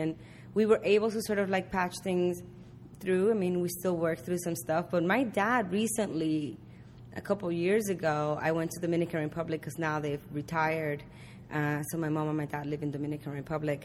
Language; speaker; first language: English; early bilingual, other home language; Spanish